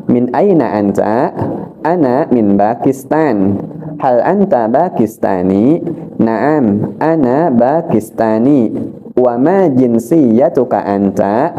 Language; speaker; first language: Arabic; non-native, fluent; Indonesian